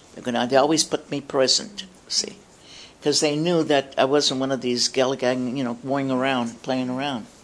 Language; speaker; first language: English; early bilingual, other home language; Spanish